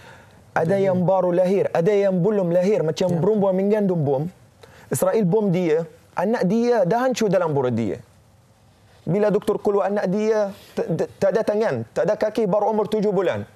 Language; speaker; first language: Indonesian; non-native, fluent; Arabic